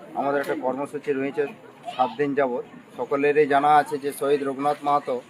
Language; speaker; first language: Bangla; native; Bangla